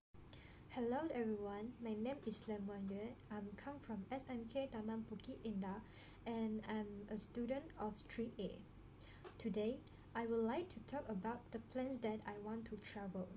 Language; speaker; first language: English; non-native, local second language; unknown